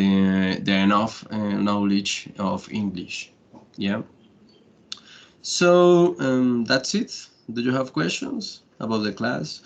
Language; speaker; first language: English; non-native, learner; Spanish